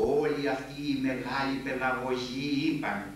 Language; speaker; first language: Greek; native; Greek